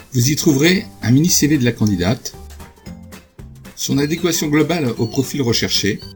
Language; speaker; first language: French; native; French